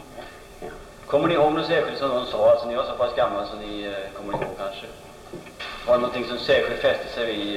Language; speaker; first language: Swedish; native; Swedish